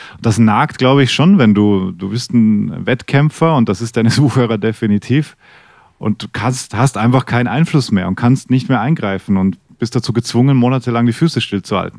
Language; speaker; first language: German; native; German